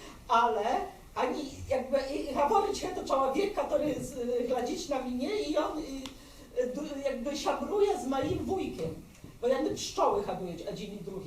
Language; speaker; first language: Polish; non-native, local second language; Belarusian